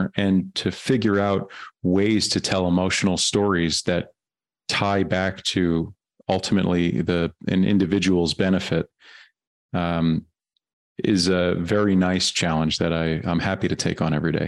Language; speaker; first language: English; native; English